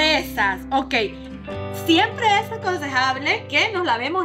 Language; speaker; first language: Spanish; native; Spanish